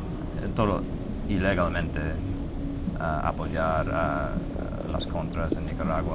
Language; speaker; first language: Spanish; non-native, fluent; English